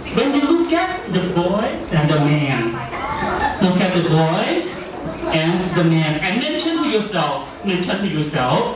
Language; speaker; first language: English; non-native, learner; Thai